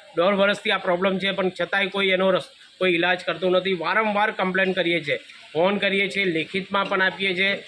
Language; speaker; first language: Gujarati; native; Gujarati